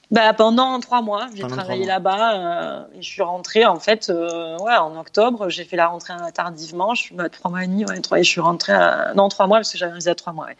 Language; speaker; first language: French; native; French